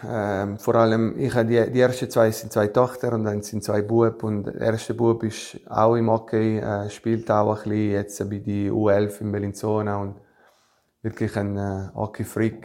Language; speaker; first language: German; non-native, fluent; Italian